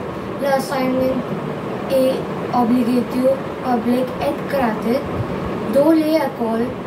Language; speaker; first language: French; non-native, learner; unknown